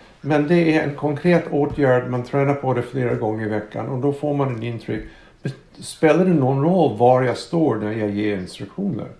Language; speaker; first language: Swedish; non-native, fluent; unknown